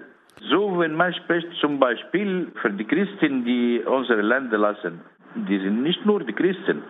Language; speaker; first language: German; non-native, learner; Arabic